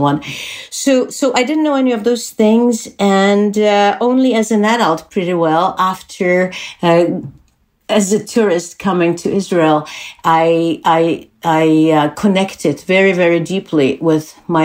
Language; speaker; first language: English; non-native, fluent; Czech